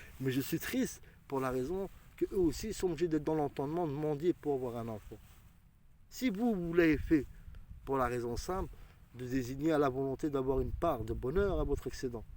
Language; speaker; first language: French; early bilingual, other home language; Arabic